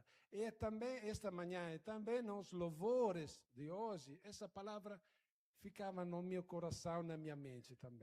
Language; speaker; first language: Portuguese; non-native, fluent; Italian